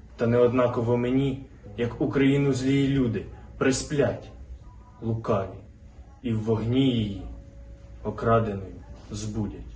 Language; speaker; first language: Ukrainian; native; Ukrainian